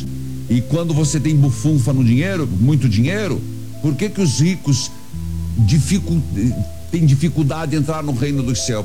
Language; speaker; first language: Portuguese; native; Portuguese